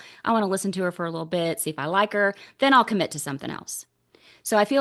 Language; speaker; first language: English; native; English